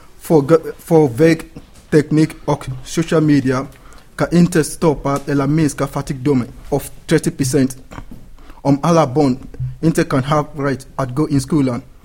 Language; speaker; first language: Swedish; non-native, learner; English